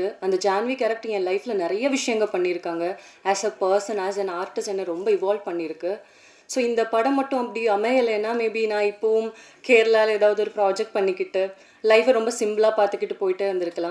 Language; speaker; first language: Tamil; non-native, fluent; Malayalam